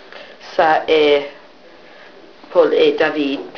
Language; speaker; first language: French; non-native, learner; English